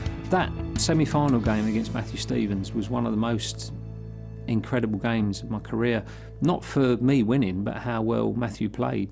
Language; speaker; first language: English; native; English